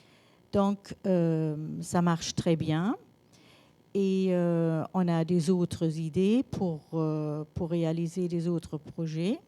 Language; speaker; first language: French; non-native, learner; German